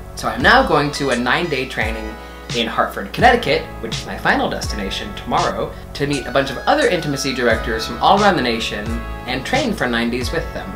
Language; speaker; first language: English; native; English